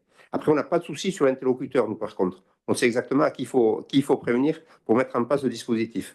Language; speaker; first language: French; native; French